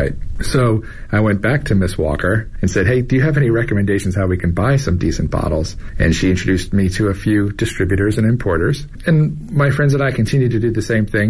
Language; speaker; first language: English; native; English